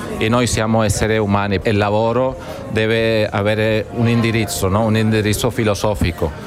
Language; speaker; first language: Italian; non-native, fluent; Spanish